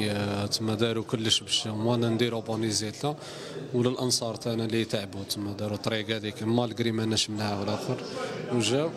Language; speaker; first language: Arabic; native; Arabic